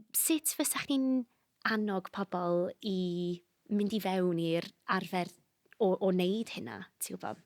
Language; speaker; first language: Welsh; native; Welsh